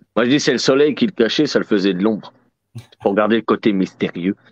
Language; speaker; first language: French; native; French